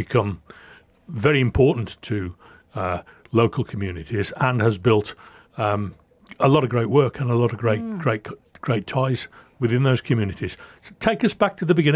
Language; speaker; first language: English; native; English